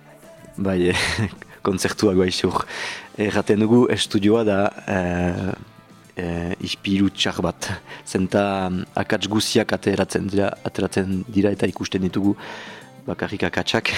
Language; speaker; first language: Basque; non-native, learner; French